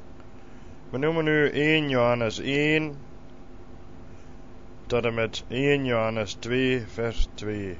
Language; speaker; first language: Dutch; native; Dutch